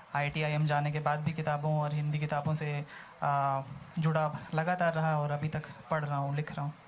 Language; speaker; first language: Hindi; native; Hindi